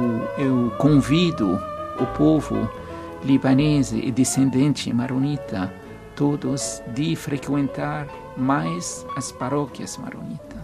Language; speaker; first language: Portuguese; non-native, fluent; Arabic